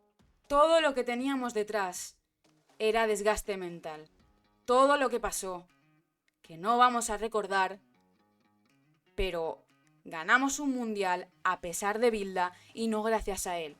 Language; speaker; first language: Spanish; native; Spanish